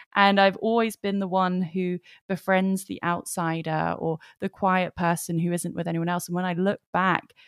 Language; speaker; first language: English; native; English